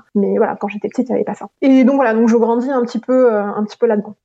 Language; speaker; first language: French; non-native, local second language; Gujarati